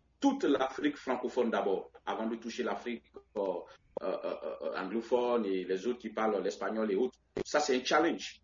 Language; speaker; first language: French; non-native, local second language; Baoulé